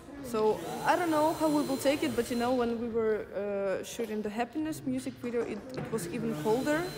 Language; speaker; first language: English; non-native, fluent; Ukrainian